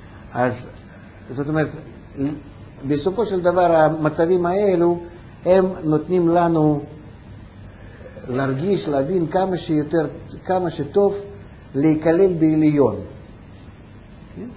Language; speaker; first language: Hebrew; non-native, fluent; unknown